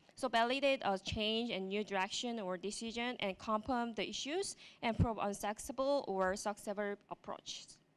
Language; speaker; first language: English; non-native, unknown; Korean